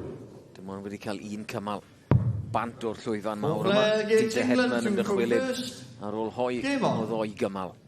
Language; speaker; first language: Welsh; native; Welsh